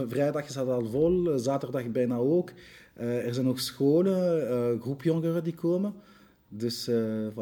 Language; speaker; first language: Dutch; non-native, local second language; French